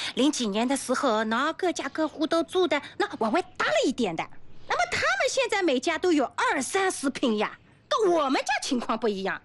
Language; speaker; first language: Chinese; native; Chinese